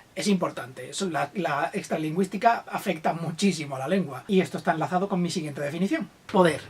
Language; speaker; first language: Spanish; native; Spanish